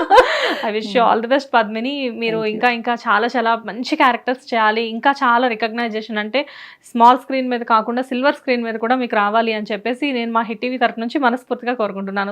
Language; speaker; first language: Telugu; native; Telugu